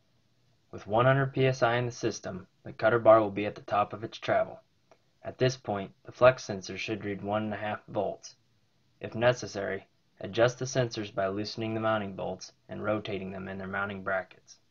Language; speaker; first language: English; native; English